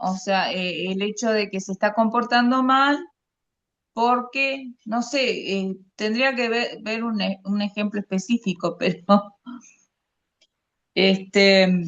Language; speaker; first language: Spanish; native; Spanish